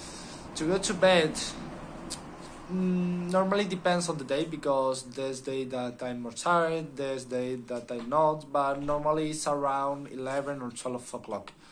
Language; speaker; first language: English; non-native, learner; Spanish